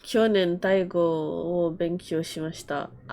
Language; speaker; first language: Japanese; non-native, learner; English